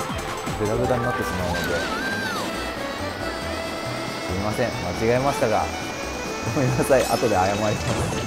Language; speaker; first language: Japanese; native; Japanese